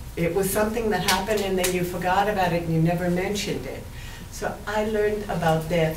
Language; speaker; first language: English; native; English